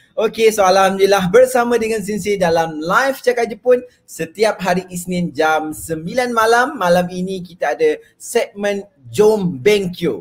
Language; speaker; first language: Malay; native; Malay